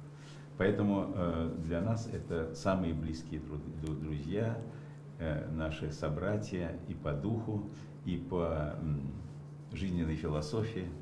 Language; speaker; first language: Russian; native; Russian